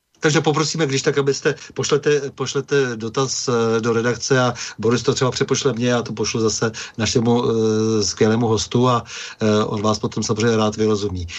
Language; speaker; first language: Czech; native; Czech